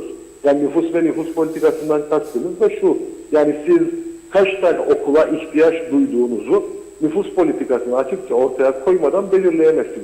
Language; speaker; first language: Turkish; native; Turkish